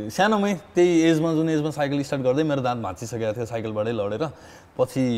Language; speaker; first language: Nepali; native; Nepali